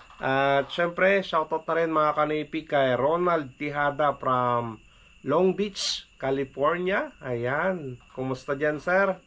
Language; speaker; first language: Filipino; native; Filipino